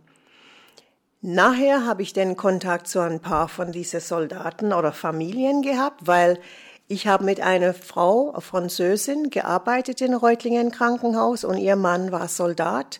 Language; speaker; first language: German; non-native, fluent; English